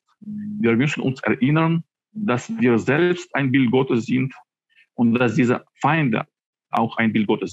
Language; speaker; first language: German; non-native, fluent; Ukrainian